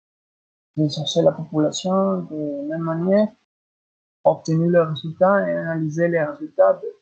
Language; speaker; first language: French; non-native, learner; Spanish